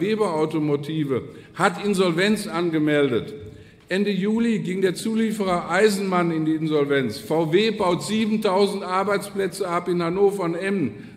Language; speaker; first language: German; native; German